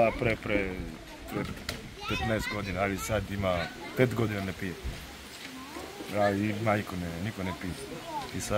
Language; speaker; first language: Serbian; non-native, learner; Rundi